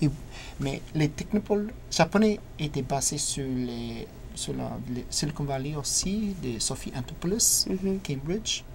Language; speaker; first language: French; non-native, learner; English